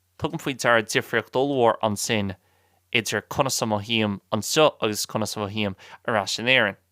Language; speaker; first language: Irish; non-native, local second language; English